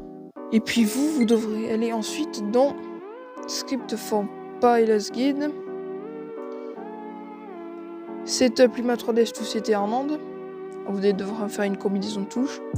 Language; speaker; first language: French; native; French